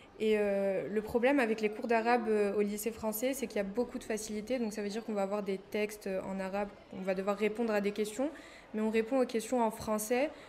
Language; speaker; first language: French; native; French